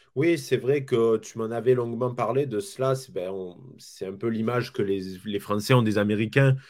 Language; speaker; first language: French; native; French